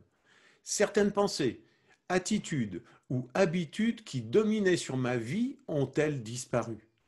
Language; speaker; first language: French; native; French